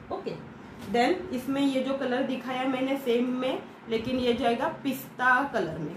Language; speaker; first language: Hindi; non-native, local second language; Marathi